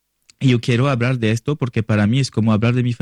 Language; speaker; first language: Spanish; non-native, learner; French